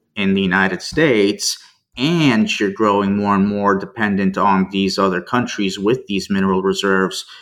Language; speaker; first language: English; native; English